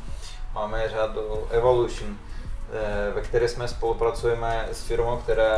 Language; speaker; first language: Czech; non-native, fluent; Russian